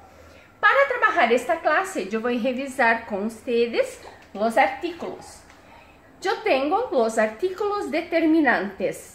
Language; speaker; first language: Spanish; non-native, fluent; Portuguese